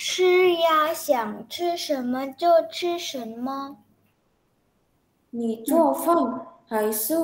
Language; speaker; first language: Chinese; non-native, learner; Indonesian